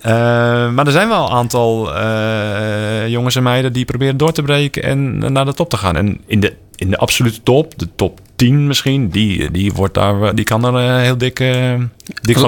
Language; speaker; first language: Dutch; native; Dutch